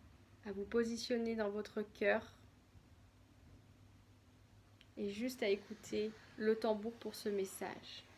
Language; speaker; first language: French; native; French